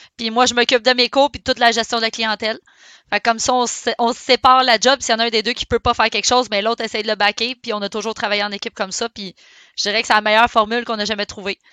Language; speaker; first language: French; native; French